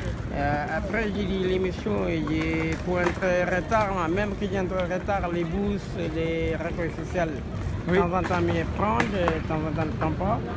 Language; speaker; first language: French; non-native, learner; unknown